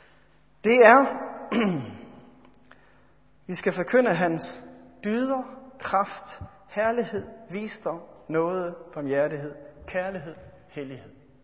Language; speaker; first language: Danish; native; Danish